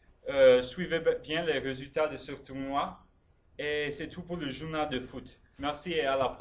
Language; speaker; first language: French; non-native, learner; English